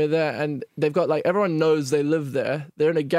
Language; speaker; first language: English; native; English